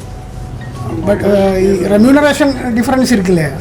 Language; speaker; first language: Tamil; non-native, learner; Malayalam